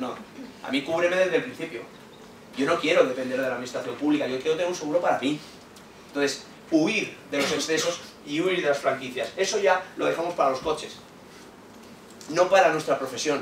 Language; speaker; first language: Spanish; native; Spanish